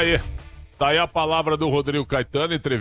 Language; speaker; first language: Portuguese; native; Portuguese